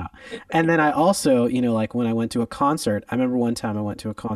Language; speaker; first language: English; native; English